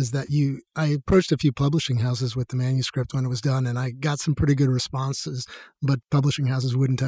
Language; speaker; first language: English; native; English